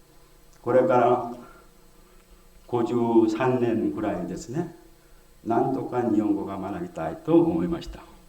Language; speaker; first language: Japanese; non-native, fluent; Korean